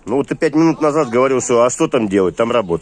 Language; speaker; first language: Russian; native; Russian